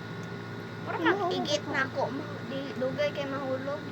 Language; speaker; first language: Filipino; non-native, local second language; Cebuano